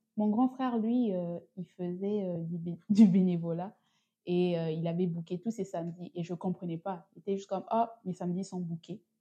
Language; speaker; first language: French; non-native, local second language; Lingala